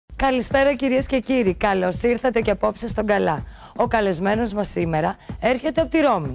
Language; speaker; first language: Greek; native; Greek